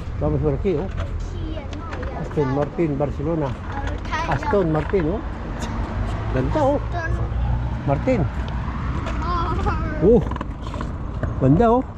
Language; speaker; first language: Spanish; non-native, learner; Filipino